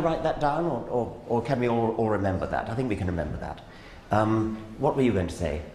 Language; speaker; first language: English; native; English